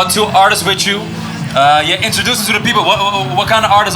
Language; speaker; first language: English; non-native, fluent; Dutch